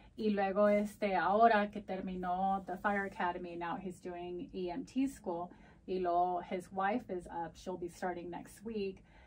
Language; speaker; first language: English; early bilingual, other home language; Spanish